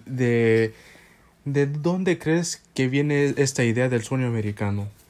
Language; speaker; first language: Spanish; early bilingual, heritage; Spanish